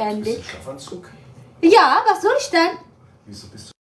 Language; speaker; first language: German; non-native, learner; Amharic